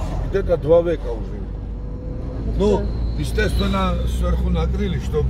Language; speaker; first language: Russian; non-native, local second language; Georgian